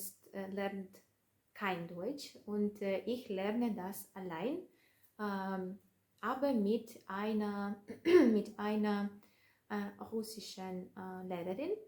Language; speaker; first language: German; non-native, learner; Russian